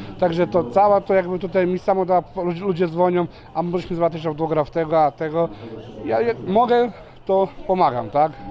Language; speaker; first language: Polish; non-native, fluent; Serbian